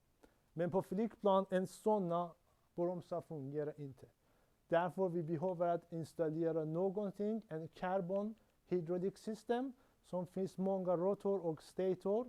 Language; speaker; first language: Swedish; non-native, learner; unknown